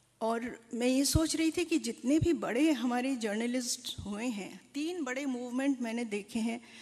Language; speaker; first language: Hindi; native; Hindi